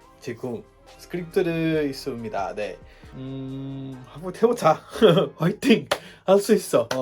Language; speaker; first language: Korean; non-native, learner; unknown